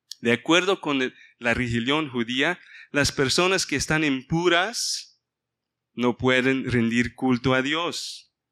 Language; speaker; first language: Spanish; early bilingual, heritage; Spanish